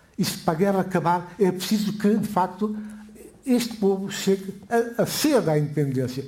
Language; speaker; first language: Portuguese; non-native, local second language; Upper Guinea Crioulo